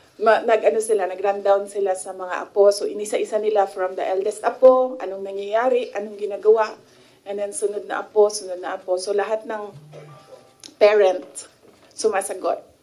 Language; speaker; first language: Filipino; non-native, local second language; Cebuano